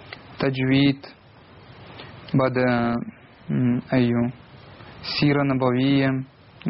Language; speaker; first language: Arabic; non-native, learner; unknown